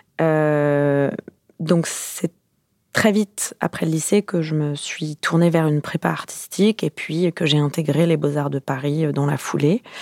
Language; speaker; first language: French; native; French